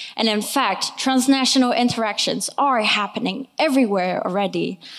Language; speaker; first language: English; non-native, local second language; Cantonese